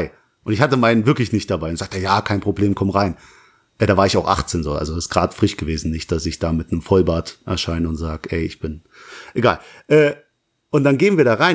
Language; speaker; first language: German; native; German